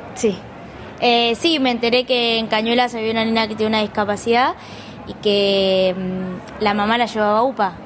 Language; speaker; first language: Spanish; native; Spanish